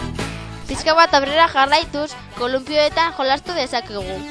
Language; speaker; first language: Basque; non-native, local second language; Spanish